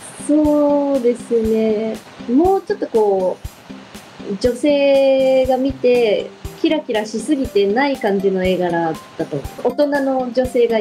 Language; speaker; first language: Japanese; native; Japanese